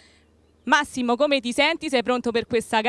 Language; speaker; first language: Italian; native; Italian